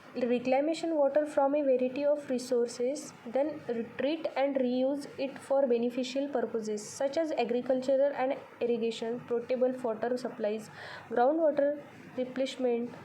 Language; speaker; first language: English; non-native, local second language; Marathi